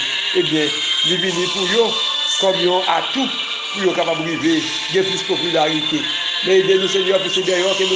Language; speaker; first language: French; non-native, local second language; Haitian Creole